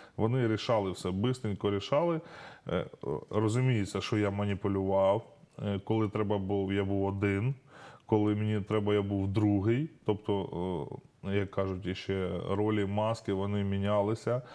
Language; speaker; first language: Ukrainian; non-native, local second language; Russian